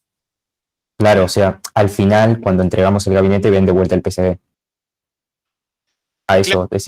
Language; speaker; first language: Spanish; native; Spanish